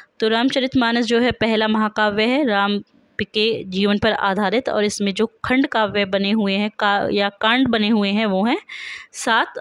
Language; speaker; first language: Hindi; native; Hindi